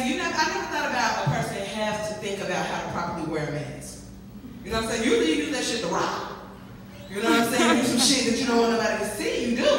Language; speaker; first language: English; native; English